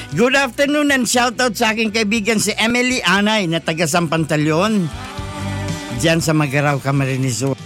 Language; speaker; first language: Filipino; non-native, local second language; Bikol